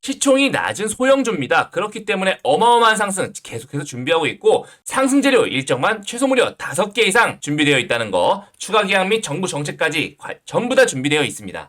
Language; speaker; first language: Korean; native; Korean